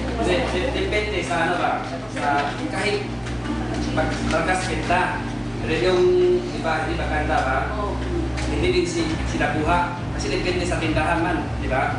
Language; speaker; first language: Filipino; non-native, learner; Malay